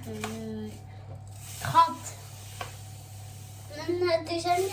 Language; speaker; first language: French; native; French